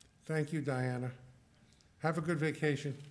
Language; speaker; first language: English; native; English